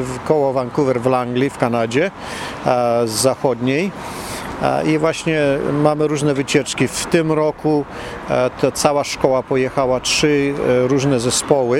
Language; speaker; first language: Polish; early bilingual, heritage; Polish